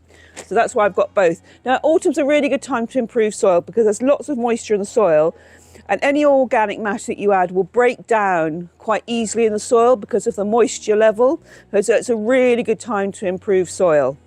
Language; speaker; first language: English; native; English